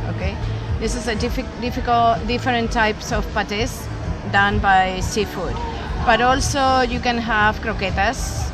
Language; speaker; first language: English; non-native, fluent; Spanish